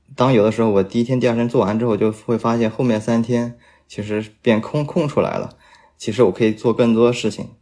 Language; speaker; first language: Chinese; native; Chinese